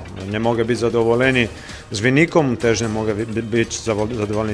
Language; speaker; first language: Polish; non-native, learner; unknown